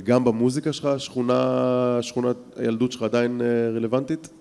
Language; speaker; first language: Hebrew; native; Hebrew